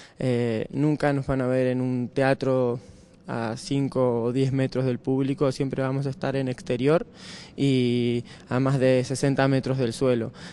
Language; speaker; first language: Spanish; native; Spanish